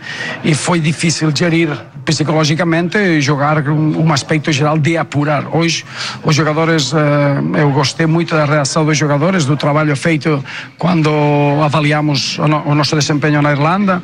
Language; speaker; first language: Portuguese; non-native, fluent; Spanish